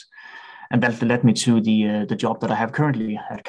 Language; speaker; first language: English; non-native, fluent; Danish